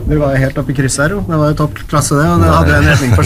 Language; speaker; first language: Norwegian; native; Norwegian